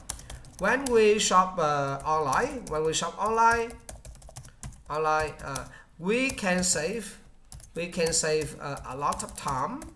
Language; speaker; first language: English; non-native, learner; Vietnamese